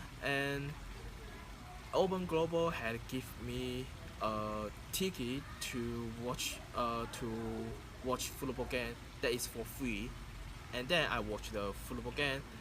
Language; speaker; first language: English; non-native, learner; Chinese